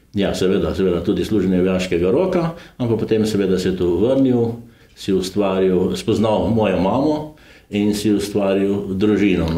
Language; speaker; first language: Slovenian; native; Slovenian